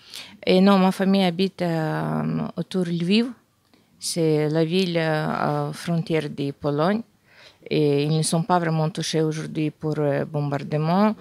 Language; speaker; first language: French; non-native, fluent; Ukrainian